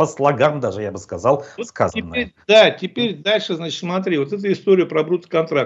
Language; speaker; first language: Russian; native; Russian